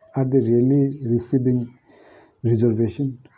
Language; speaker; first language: English; non-native, local second language; Nepali